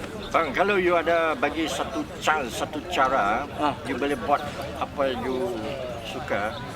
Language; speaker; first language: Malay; non-native, local second language; Min Nan Chinese